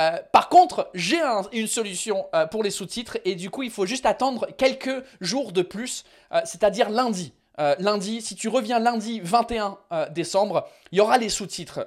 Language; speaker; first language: French; non-native, fluent; English